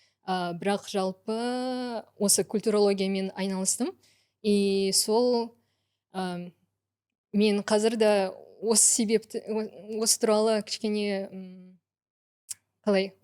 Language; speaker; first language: Kazakh; non-native, local second language; Russian